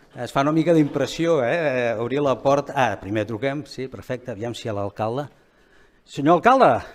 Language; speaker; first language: Catalan; native; Catalan